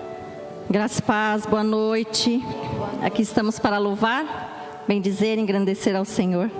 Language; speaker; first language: Portuguese; native; Portuguese